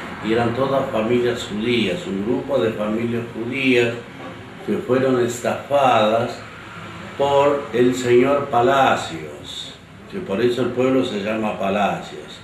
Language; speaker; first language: Spanish; native; Spanish